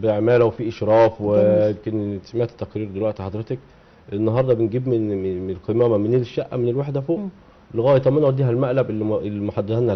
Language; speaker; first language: Arabic; native; Arabic